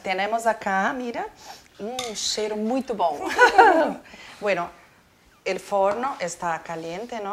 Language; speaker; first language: Spanish; non-native, learner; Portuguese